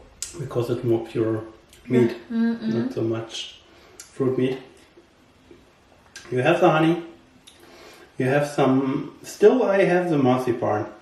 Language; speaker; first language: English; non-native, learner; German